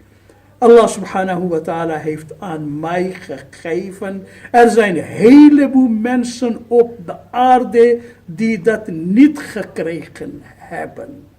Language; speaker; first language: Dutch; non-native, fluent; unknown